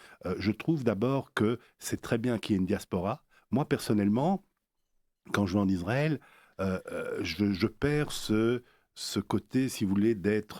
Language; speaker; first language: French; native; French